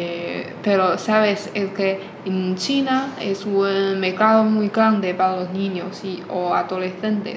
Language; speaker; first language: Spanish; non-native, fluent; Chinese